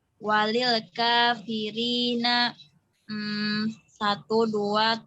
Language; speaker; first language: Arabic; non-native, learner; Indonesian